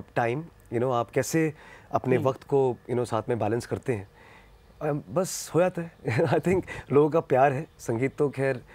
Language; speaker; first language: Hindi; non-native, local second language; Punjabi